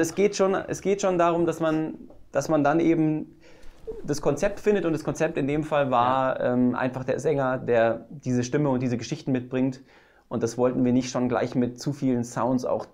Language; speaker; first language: German; native; German